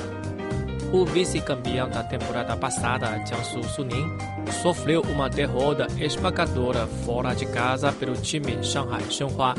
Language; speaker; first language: Portuguese; non-native, fluent; Chinese